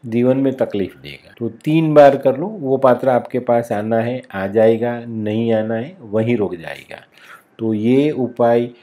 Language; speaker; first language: Hindi; non-native, local second language; Gujarati